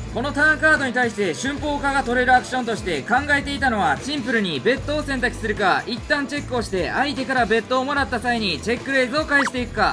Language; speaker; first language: Japanese; native; Japanese